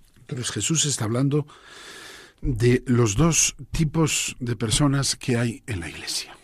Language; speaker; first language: Spanish; native; Spanish